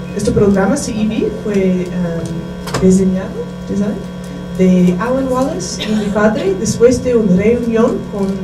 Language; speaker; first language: Spanish; non-native, learner; English